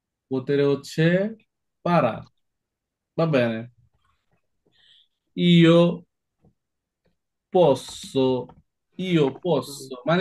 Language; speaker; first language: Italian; non-native, fluent; Bangla